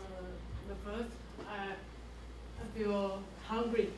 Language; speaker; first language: English; non-native, learner; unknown